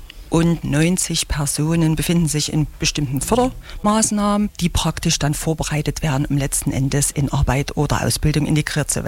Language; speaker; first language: German; native; German